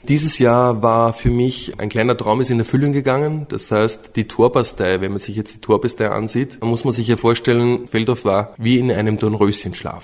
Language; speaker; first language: German; native; German